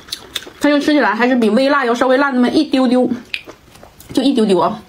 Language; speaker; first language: Chinese; native; Chinese